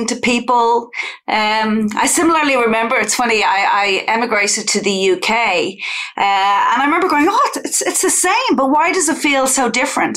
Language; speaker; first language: English; native; English